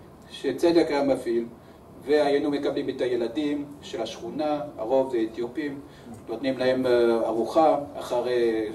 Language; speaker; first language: Hebrew; early bilingual, other home language; French